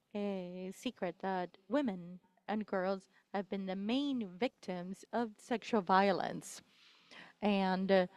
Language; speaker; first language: English; non-native, fluent; Spanish